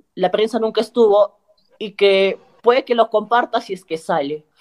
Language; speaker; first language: Spanish; native; Spanish